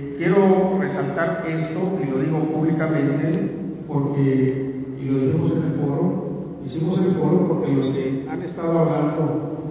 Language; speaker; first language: Spanish; non-native, local second language; Yucateco